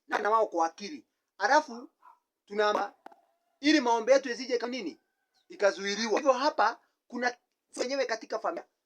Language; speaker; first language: Swahili; non-native, local second language; Kikuyu